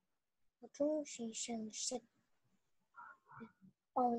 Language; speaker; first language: Chinese; non-native, learner; Vietnamese